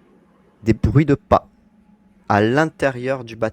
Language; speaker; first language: French; native; French